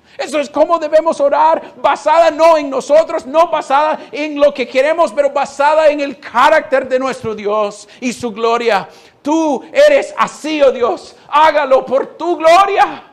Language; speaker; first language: Spanish; non-native, fluent; English